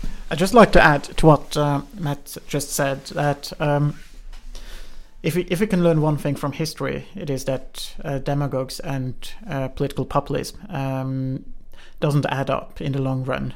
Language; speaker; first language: English; non-native, fluent; Norwegian